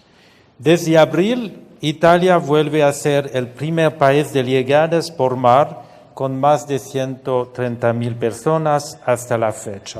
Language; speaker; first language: Spanish; non-native, fluent; French